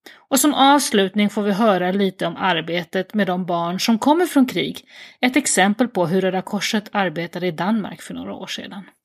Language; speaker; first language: Swedish; native; Swedish